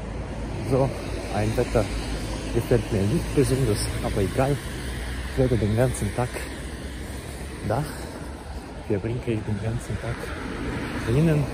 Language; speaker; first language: German; non-native, learner; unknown